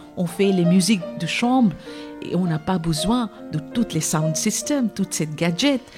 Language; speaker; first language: French; non-native, fluent; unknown